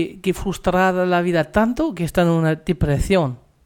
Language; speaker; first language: Spanish; non-native, fluent; German